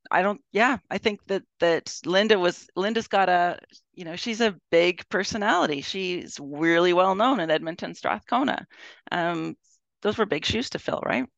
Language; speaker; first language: English; native; English